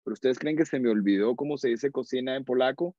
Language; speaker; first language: Spanish; native; Spanish